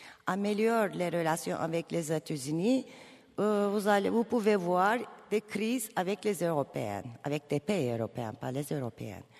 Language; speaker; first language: French; non-native, fluent; Turkish